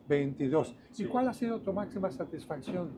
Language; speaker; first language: Spanish; native; Spanish